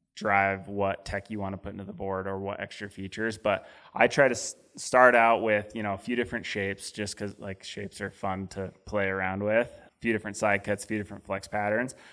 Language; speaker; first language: English; native; English